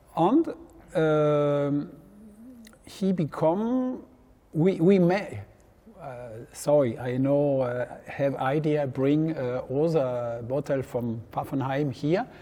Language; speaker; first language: English; non-native, learner; French